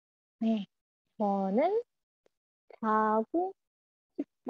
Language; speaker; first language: Korean; non-native, fluent; Indonesian